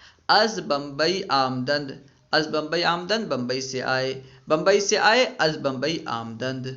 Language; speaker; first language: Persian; non-native, fluent; Urdu